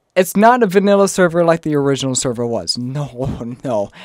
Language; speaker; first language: English; native; English